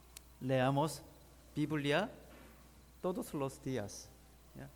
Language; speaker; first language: Spanish; non-native, learner; Korean